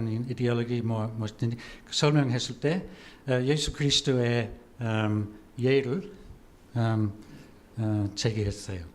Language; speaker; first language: Korean; non-native, fluent; English